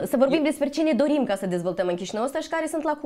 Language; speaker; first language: Romanian; native; Romanian